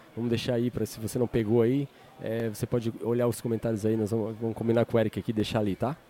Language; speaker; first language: Portuguese; native; Portuguese